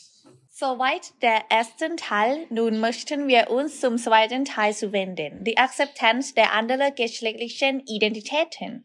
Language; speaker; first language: German; non-native, learner; Thai